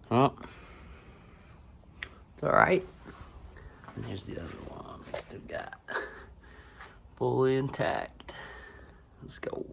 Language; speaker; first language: English; native; English